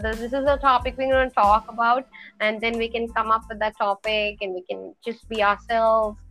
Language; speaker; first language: English; non-native, local second language; Telugu